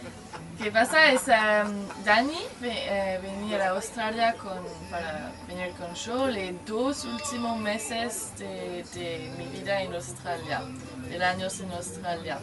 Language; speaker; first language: Spanish; non-native, learner; French